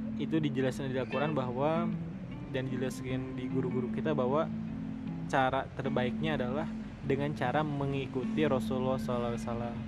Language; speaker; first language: Indonesian; native; Indonesian